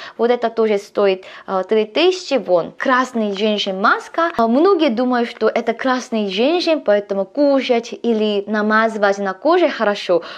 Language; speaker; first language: Russian; non-native, learner; Korean